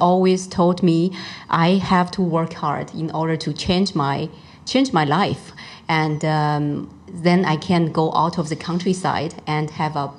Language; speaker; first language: English; non-native, fluent; Chinese